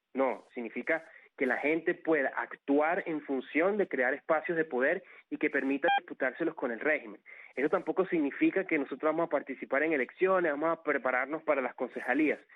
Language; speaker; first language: Spanish; native; Spanish